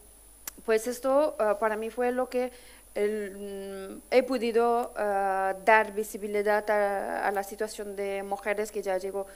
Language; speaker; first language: Spanish; non-native, fluent; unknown